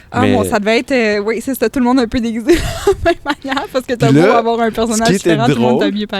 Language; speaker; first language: French; native; French